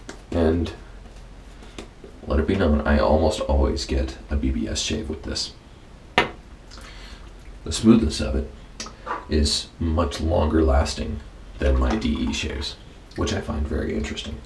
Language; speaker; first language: English; native; English